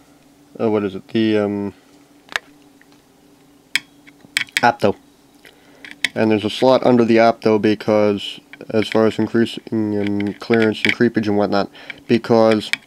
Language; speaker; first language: English; native; English